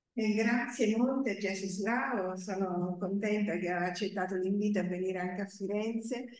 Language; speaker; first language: Italian; native; Italian